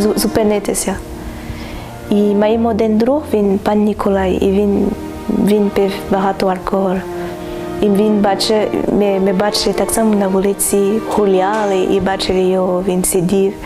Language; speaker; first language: Ukrainian; non-native, learner; French